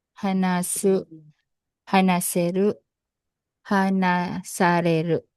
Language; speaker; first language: Japanese; non-native, learner; Filipino